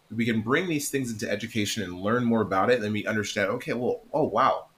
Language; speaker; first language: English; native; English